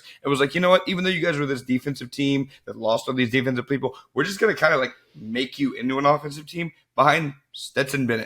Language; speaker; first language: English; native; English